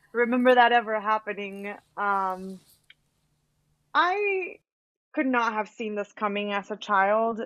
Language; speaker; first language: English; early bilingual, other home language; Spanish